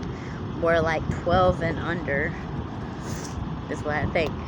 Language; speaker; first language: English; native; English